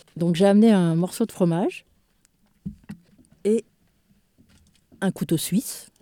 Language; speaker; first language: French; native; French